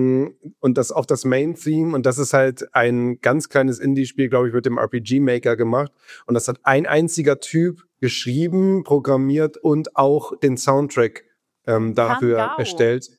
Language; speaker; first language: German; native; German